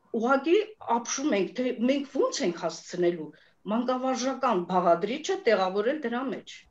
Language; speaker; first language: Armenian; native; Armenian